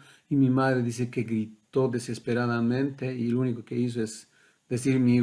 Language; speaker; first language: Spanish; native; Spanish